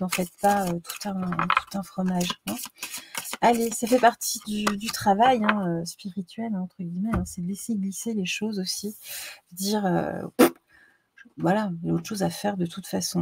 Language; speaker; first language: French; native; French